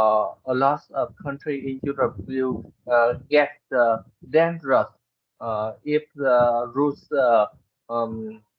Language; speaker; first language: English; non-native, learner; Vietnamese